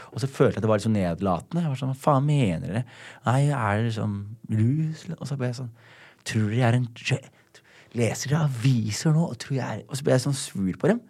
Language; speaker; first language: Norwegian; native; Norwegian